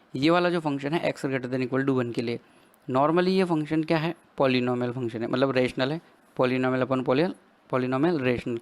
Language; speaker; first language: Hindi; native; Hindi